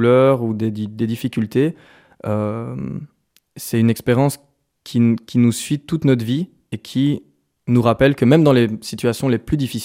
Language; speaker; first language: French; native; French